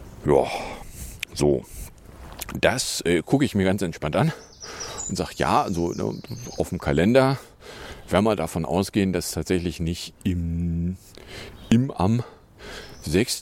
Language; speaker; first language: German; native; German